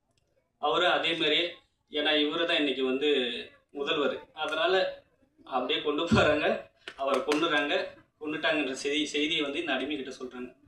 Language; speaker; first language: Tamil; native; Tamil